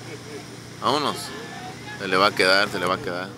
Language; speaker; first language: Spanish; native; Spanish